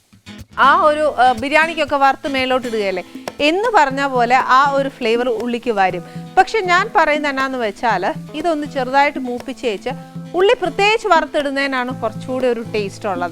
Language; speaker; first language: Malayalam; native; Malayalam